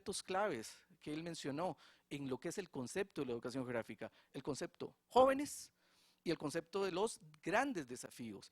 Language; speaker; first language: Spanish; native; Spanish